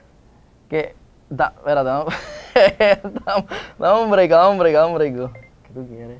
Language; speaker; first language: Spanish; native; Spanish